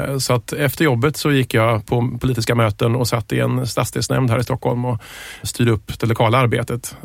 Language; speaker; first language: Swedish; native; Swedish